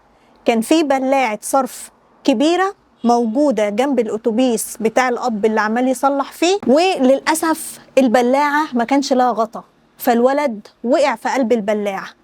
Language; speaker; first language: Arabic; native; Arabic